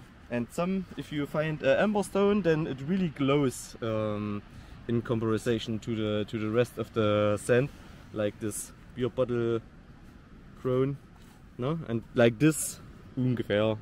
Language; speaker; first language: English; non-native, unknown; German